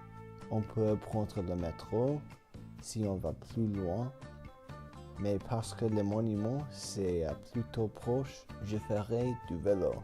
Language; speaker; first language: French; non-native, learner; English